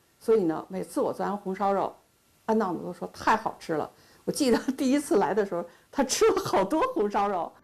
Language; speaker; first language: Chinese; native; Chinese